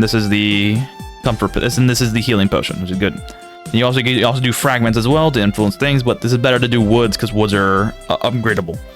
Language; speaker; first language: English; native; English